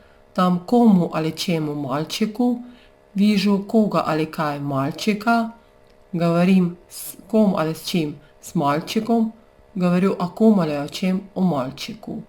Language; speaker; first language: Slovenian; non-native, fluent; Russian